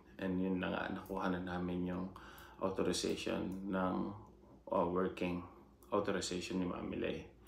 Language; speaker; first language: Filipino; native; Filipino